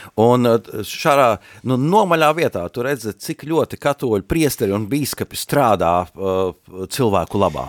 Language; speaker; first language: Latvian; native; Latvian